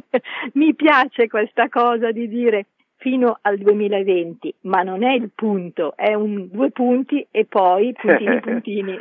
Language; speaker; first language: Italian; native; Italian